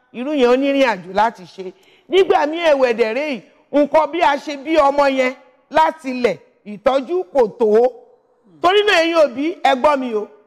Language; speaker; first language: Yoruba; native; Yoruba